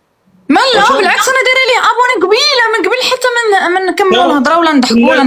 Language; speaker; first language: Arabic; native; Arabic